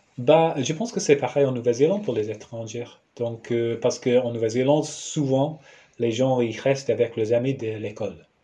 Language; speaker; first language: French; non-native, fluent; English